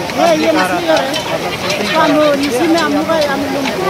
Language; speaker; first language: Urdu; non-native, local second language; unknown